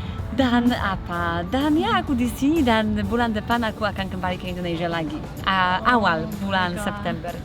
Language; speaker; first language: Indonesian; non-native, fluent; Polish